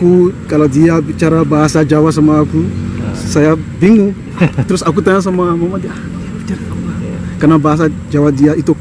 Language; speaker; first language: Indonesian; non-native, learner; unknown